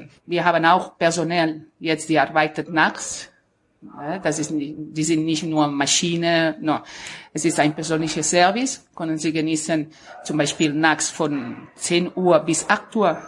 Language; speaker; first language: German; non-native, learner; Spanish